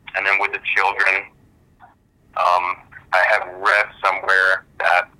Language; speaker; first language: English; early bilingual, other home language; German